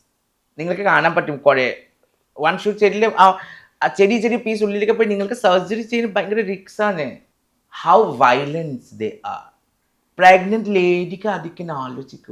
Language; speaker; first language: Malayalam; non-native, fluent; Assamese